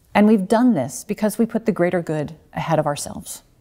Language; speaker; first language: English; native; English